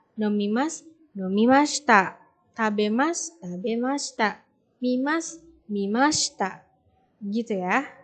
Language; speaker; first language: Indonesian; native; Indonesian